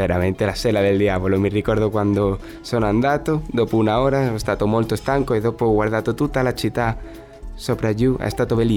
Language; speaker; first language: Italian; non-native, learner; Spanish